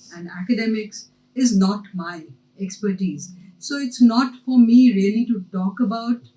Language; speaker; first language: English; non-native, local second language; Hindi